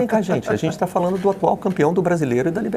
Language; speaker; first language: Portuguese; native; Portuguese